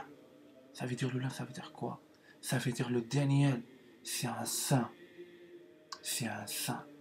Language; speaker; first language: French; non-native, learner; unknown